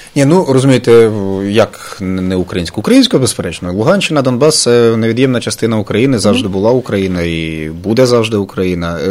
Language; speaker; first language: Ukrainian; native; Ukrainian